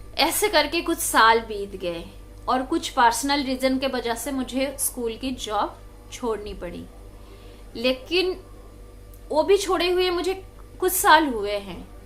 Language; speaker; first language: Hindi; non-native, local second language; Bangla